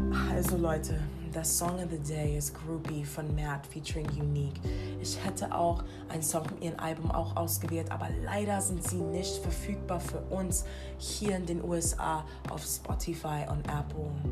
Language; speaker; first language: German; non-native, fluent; English